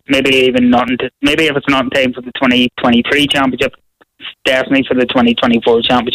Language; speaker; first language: English; native; English